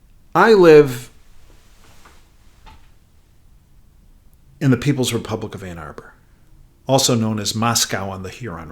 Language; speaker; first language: English; native; English